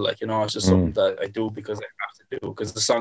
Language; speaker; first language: English; native; English